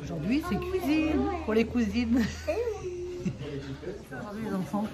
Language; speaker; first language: French; native; French